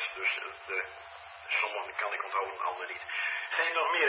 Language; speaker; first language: Dutch; native; Dutch